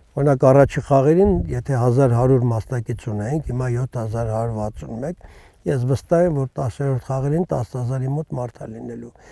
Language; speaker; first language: Armenian; native; Armenian